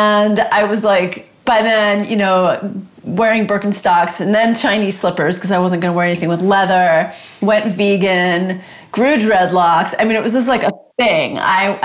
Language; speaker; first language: English; native; English